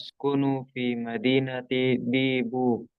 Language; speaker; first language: Arabic; non-native, learner; Indonesian